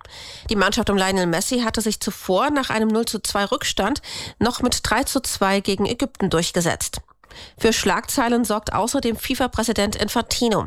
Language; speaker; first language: German; native; German